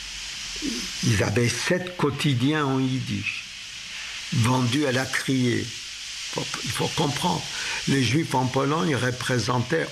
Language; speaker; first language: French; non-native, fluent; Polish